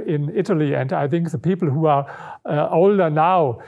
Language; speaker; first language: English; non-native, fluent; German